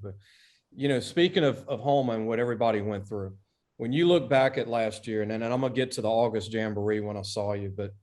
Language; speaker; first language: English; native; English